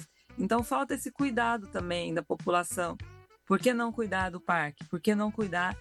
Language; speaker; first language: Portuguese; native; Portuguese